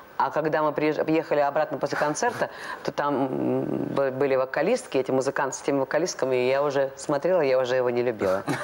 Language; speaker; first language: Russian; non-native, local second language; Latvian